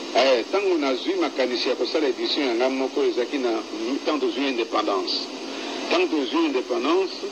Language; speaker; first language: Lingala; native; Lingala